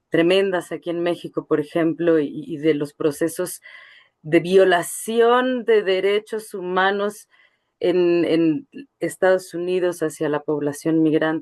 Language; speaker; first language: Spanish; native; Spanish